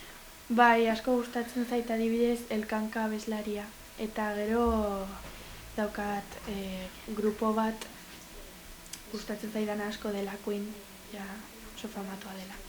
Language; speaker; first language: Basque; non-native, local second language; Spanish